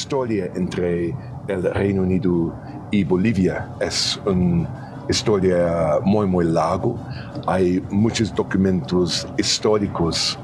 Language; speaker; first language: Spanish; non-native, fluent; English